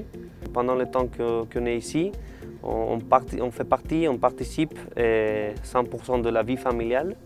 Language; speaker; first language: French; non-native, learner; Spanish